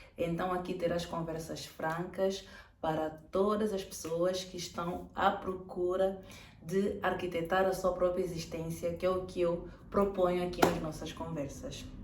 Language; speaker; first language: Portuguese; native; Portuguese